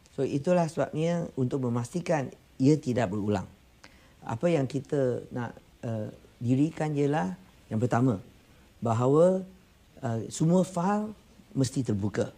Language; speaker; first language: Malay; non-native, local second language; Chinese